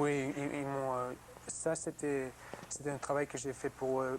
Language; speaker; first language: French; non-native, learner; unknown